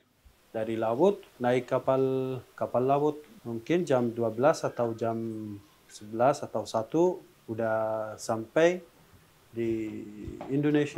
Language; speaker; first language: Indonesian; non-native, learner; Persian